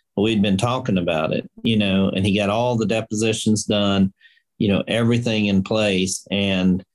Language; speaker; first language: English; native; English